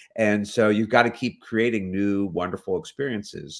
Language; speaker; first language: English; native; English